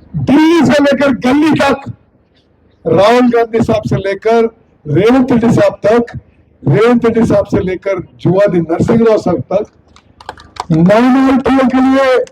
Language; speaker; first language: Hindi; non-native, local second language; Telugu